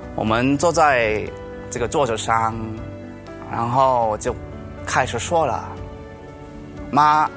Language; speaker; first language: Chinese; early bilingual, heritage; Chinese